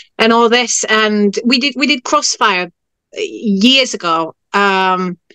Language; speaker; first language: English; non-native, fluent; Norwegian